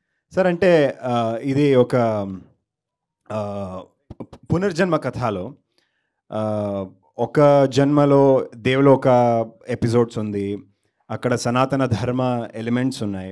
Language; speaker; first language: Telugu; non-native, learner; Kannada